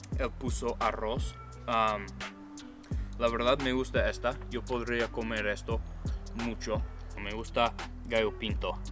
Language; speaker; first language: Spanish; non-native, fluent; English